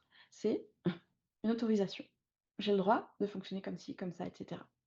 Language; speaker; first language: French; native; French